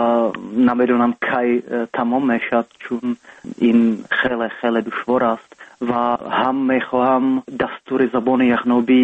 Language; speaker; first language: Persian; non-native, learner; Czech